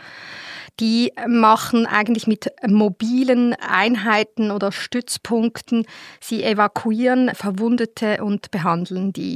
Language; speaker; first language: German; native; German